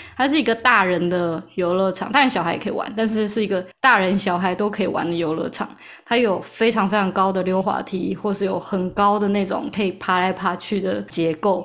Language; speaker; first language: Chinese; native; Chinese